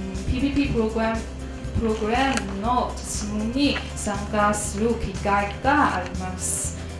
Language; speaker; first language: Japanese; non-native, fluent; Chinese